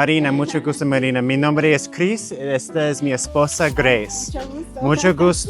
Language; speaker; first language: Spanish; non-native, learner; English